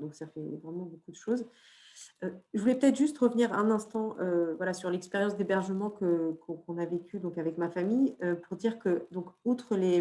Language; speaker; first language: French; native; French